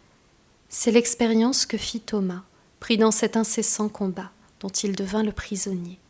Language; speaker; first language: French; native; French